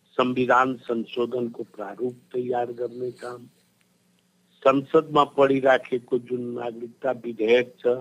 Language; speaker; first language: Nepali; non-native, local second language; Bhojpuri